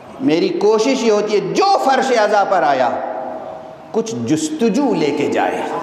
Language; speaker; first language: Urdu; native; Urdu